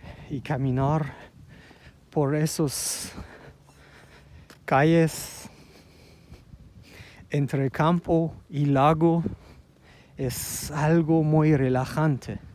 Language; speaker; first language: Spanish; non-native, learner; Persian